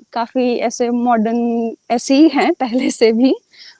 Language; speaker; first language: Hindi; native; Hindi